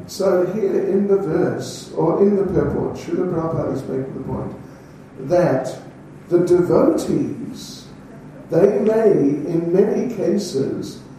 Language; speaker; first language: English; native; English